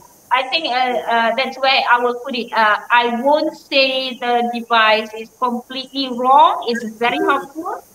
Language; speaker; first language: English; non-native, local second language; Malay